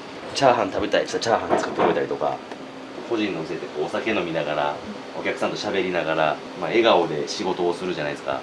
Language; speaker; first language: Japanese; native; Japanese